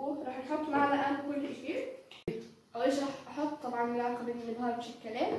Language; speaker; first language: Arabic; native; Arabic